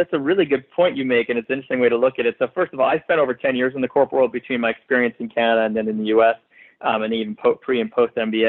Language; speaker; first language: English; native; English